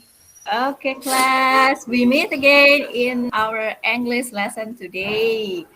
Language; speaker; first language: English; non-native, fluent; Indonesian